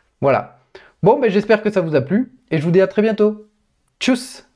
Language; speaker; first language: French; native; French